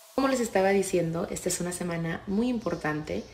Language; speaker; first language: Spanish; early bilingual, other home language; English